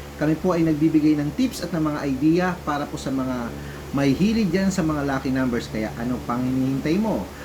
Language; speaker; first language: Filipino; native; Filipino